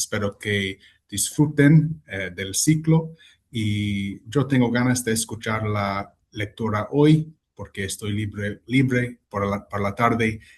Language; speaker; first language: Spanish; non-native, fluent; English